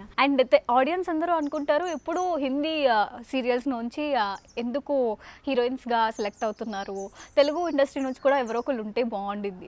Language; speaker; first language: Telugu; native; Telugu